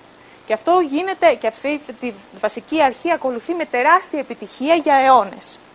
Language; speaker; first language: Greek; native; Greek